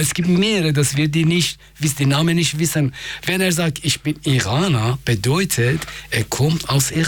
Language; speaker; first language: German; non-native, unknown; Persian